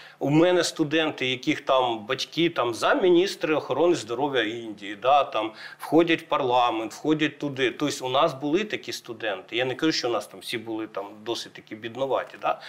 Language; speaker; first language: Ukrainian; native; Ukrainian